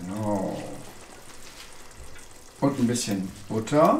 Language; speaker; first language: German; native; German